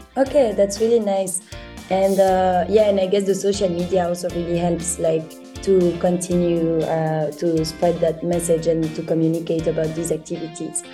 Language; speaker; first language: English; non-native, fluent; French